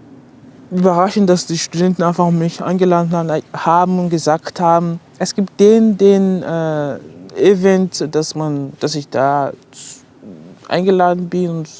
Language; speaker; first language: German; non-native, fluent; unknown